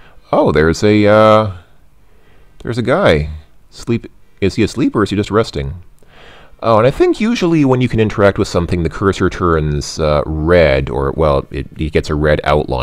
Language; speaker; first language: English; native; English